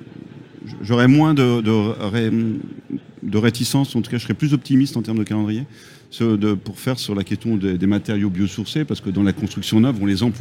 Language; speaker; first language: French; native; French